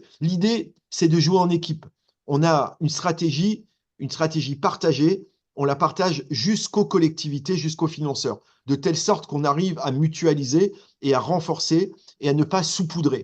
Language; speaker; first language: French; native; French